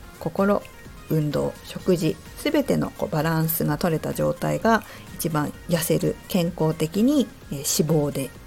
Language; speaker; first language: Japanese; native; Japanese